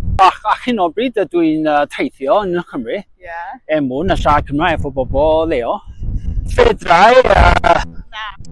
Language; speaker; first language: Welsh; non-native, learner; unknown